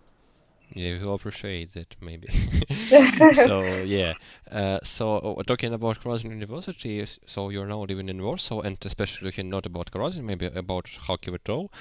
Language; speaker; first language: English; non-native, learner; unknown